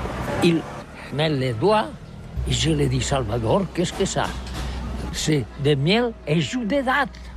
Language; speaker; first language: French; non-native, learner; Catalan